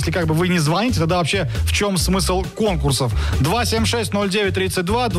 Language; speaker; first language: Russian; native; Russian